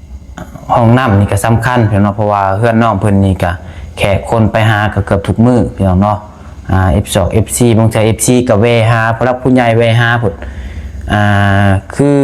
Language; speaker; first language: Thai; non-native, local second language; Lao